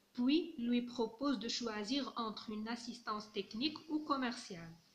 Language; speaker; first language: French; non-native, local second language; Arabic